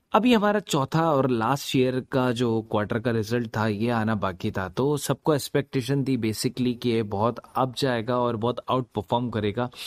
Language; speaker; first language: Hindi; native; Hindi